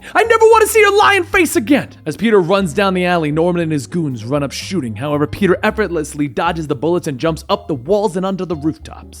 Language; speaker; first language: English; native; English